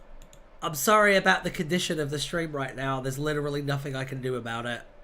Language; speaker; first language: English; native; English